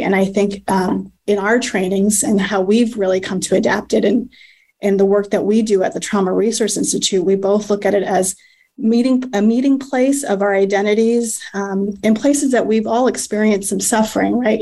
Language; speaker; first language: English; native; English